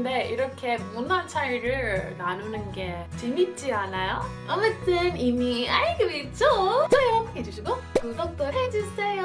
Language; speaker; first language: Korean; non-native, fluent; English